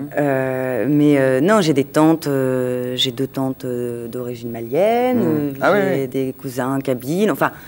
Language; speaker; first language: French; native; French